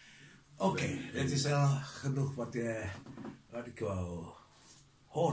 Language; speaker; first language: Dutch; non-native, learner; Indonesian